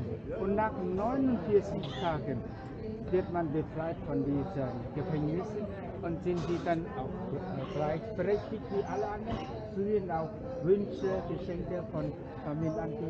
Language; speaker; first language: German; non-native, fluent; Vietnamese